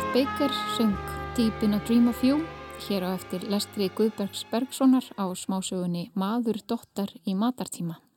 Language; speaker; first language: Icelandic; native; Icelandic